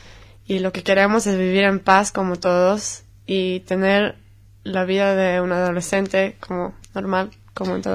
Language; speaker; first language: Spanish; non-native, learner; Hebrew